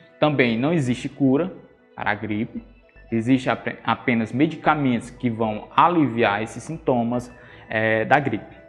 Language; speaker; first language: Portuguese; native; Portuguese